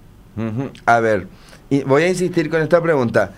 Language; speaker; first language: Spanish; native; Spanish